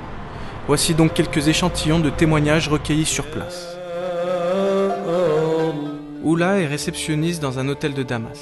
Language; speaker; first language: French; native; French